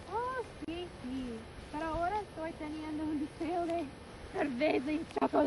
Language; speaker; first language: Spanish; non-native, learner; English